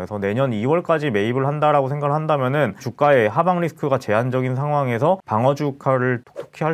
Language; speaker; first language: Korean; native; Korean